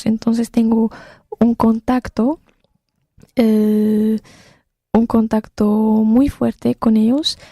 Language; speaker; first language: Spanish; non-native, fluent; Arabic